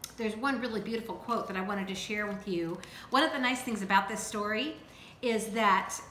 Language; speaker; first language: English; native; English